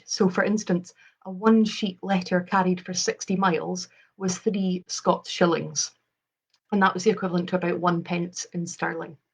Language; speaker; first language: English; native; English